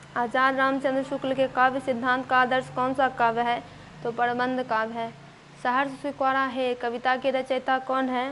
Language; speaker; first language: Hindi; native; Hindi